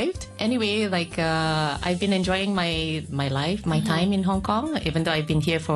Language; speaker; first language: English; non-native, local second language; Malay